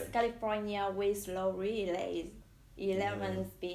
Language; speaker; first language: English; non-native, learner; Vietnamese